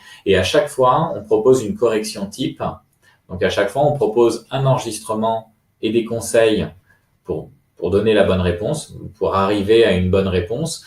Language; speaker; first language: French; native; French